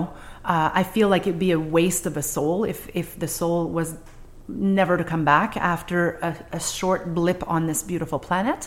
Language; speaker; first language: English; non-native, fluent; French